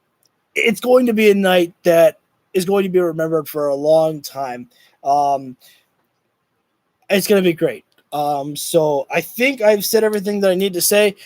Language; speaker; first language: English; native; English